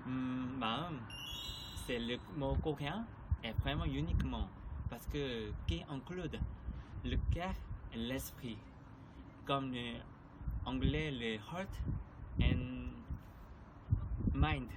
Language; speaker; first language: French; non-native, learner; Korean